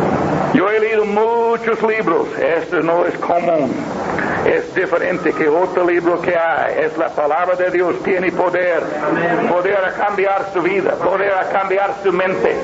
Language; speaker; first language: Spanish; non-native, learner; English